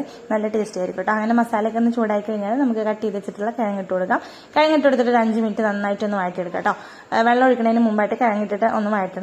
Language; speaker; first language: Malayalam; native; Malayalam